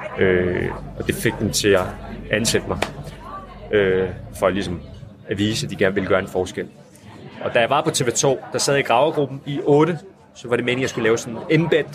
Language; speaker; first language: Danish; early bilingual, other home language; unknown